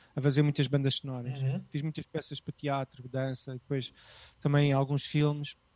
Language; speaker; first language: Portuguese; native; Portuguese